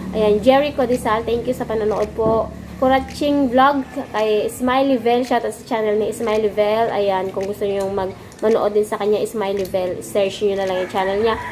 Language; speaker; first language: Filipino; non-native, local second language; Bikol